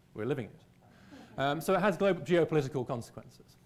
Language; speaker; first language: English; native; English